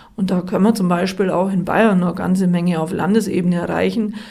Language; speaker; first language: German; native; German